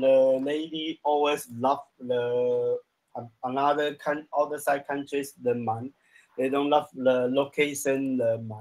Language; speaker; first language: English; non-native, learner; Chinese